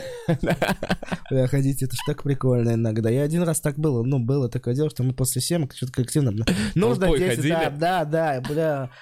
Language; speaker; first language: Russian; native; Russian